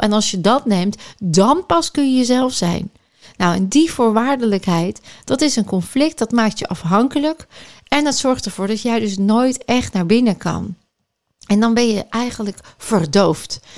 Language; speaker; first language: Dutch; native; Dutch